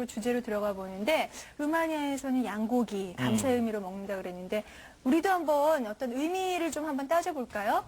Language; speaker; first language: Korean; native; Korean